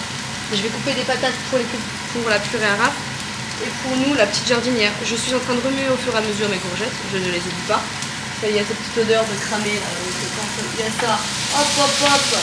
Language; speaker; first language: French; native; French